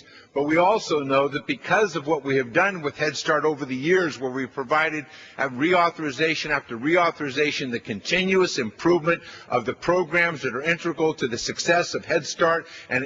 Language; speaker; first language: English; native; English